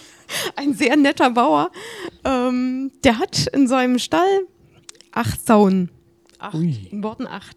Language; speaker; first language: German; native; German